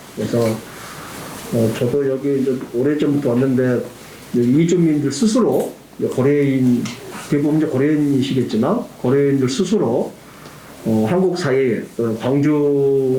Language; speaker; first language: Korean; native; Korean